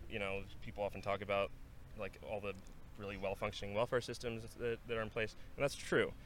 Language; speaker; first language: English; non-native, fluent; Norwegian